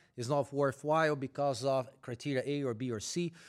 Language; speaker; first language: English; non-native, fluent; Portuguese